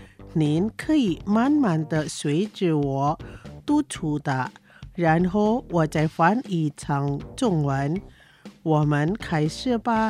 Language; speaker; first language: Chinese; non-native, local second language; Indonesian